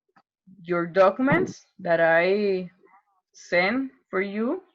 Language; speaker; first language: English; non-native, learner; Spanish